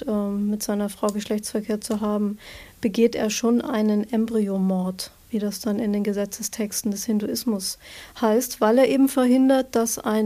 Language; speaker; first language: German; native; German